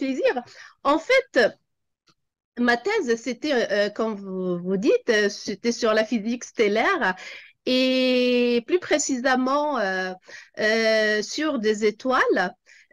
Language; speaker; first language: French; non-native, local second language; Arabic